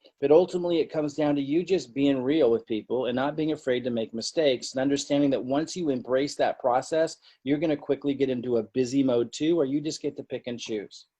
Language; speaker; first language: English; native; English